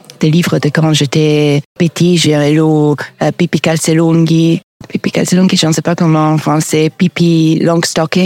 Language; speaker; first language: French; non-native, learner; Italian